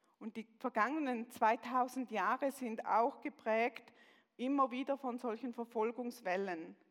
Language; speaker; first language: German; native; German